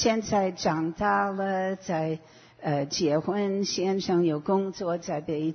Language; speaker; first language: Chinese; non-native, fluent; English